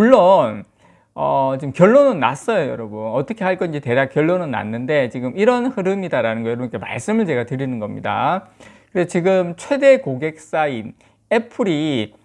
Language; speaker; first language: Korean; native; Korean